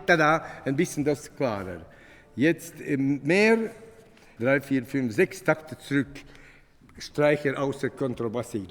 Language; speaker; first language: German; non-native, fluent; Latvian